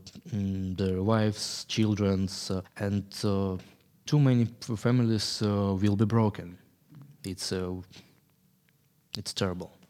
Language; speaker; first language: English; non-native, learner; Ukrainian